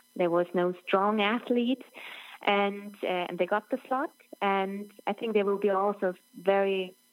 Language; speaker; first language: English; non-native, fluent; German